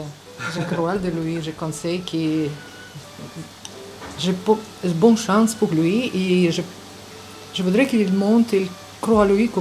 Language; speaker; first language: French; non-native, learner; Russian